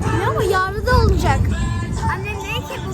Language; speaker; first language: Turkish; early bilingual, heritage; Turkish